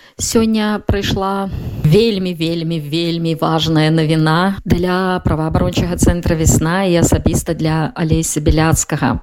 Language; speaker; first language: Belarusian; native; Belarusian